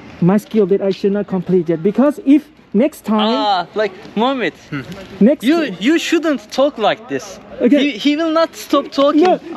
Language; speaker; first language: English; non-native, learner; Thai